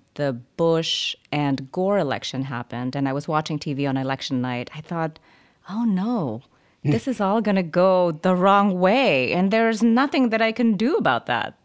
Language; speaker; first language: English; early bilingual, other home language; German